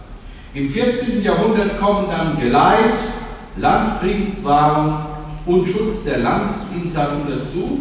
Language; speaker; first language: German; native; German